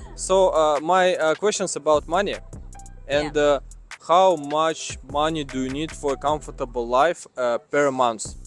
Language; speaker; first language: English; non-native, learner; Russian